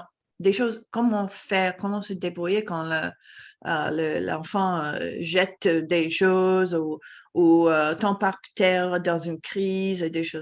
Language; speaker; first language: French; non-native, fluent; English